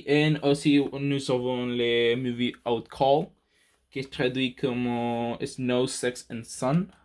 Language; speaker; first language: French; non-native, learner; Spanish